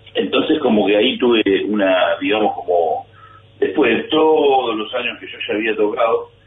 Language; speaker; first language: Spanish; native; Spanish